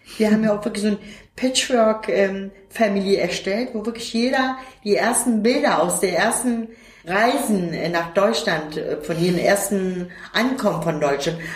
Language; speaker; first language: German; non-native, fluent; Turkish